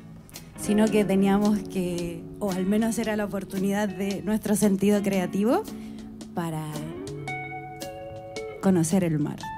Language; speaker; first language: Spanish; native; Spanish